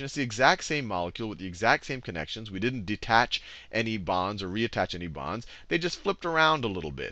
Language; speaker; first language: English; native; English